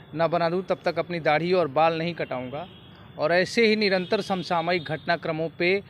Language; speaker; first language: Hindi; native; Hindi